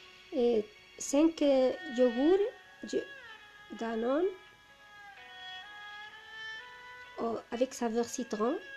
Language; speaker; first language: French; non-native, local second language; Arabic